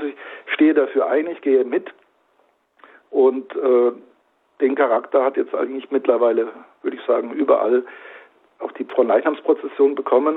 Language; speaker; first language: German; native; German